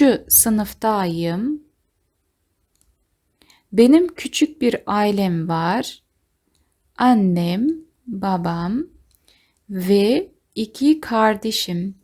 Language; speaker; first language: Turkish; non-native, fluent; Kazakh